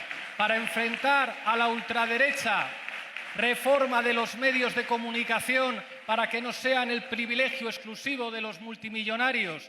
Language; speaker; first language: Spanish; native; Spanish